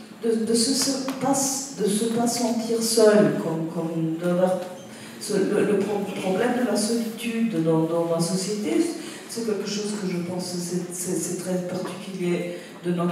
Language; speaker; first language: French; non-native, fluent; Italian